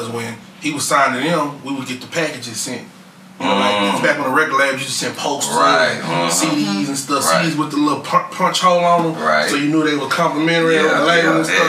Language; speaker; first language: English; native; English